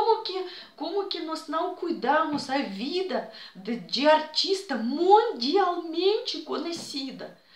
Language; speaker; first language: Portuguese; non-native, fluent; Russian